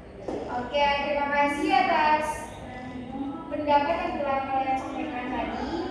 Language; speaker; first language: Indonesian; native; Indonesian